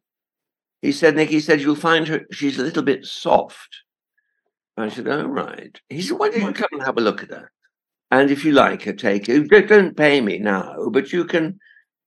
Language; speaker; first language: English; native; English